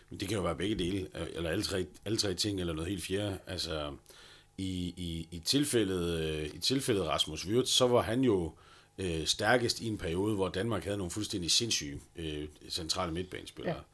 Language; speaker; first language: Danish; native; Danish